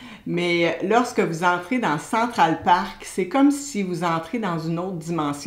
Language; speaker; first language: French; native; French